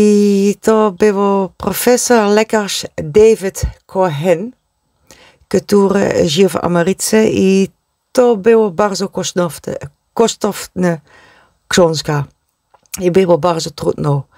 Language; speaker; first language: Polish; non-native, learner; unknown